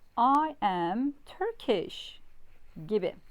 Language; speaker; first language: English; non-native, learner; Turkish